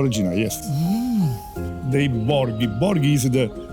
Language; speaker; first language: English; non-native, learner; Italian